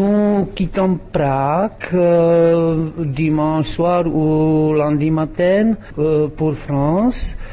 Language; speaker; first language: French; non-native, learner; Czech